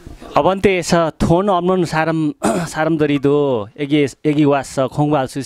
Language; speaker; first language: Korean; non-native, learner; Nepali